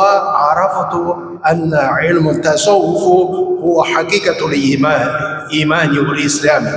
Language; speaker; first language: Arabic; non-native, fluent; Chinese